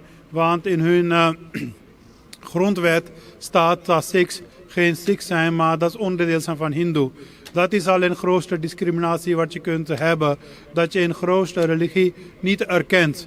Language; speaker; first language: Dutch; non-native, fluent; Punjabi